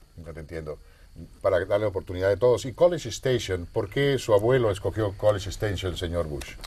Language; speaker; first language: Spanish; native; Spanish